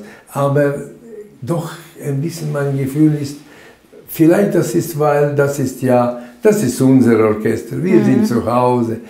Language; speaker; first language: German; non-native, fluent; Latvian